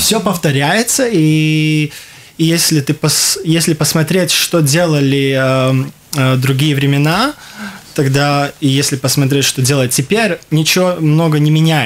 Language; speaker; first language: Russian; non-native, local second language; Latvian